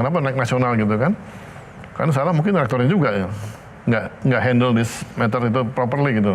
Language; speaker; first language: Indonesian; native; Indonesian